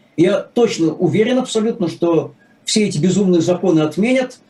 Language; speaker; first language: Russian; native; Russian